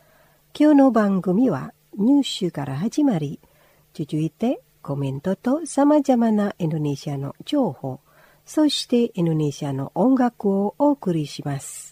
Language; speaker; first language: Japanese; non-native, fluent; Indonesian